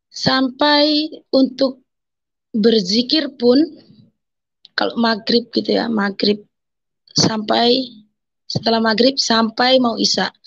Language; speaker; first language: Indonesian; non-native, local second language; Madurese